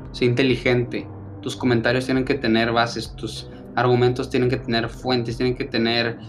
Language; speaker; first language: Spanish; early bilingual, other home language; English